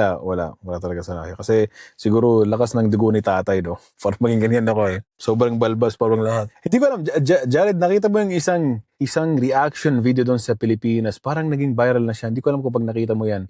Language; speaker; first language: Filipino; early bilingual, heritage; Filipino